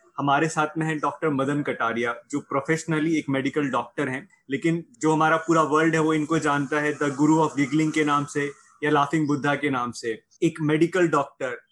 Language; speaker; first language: Hindi; native; Hindi